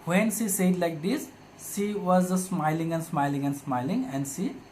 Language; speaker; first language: English; non-native, local second language; Assamese